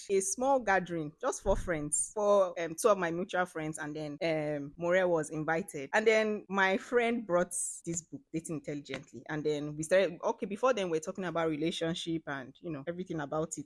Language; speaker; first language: English; non-native, local second language; Ibibio